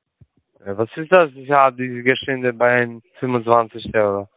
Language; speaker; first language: German; non-native, learner; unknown